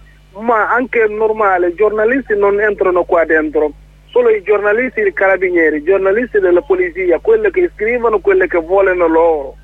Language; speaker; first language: Italian; non-native, learner; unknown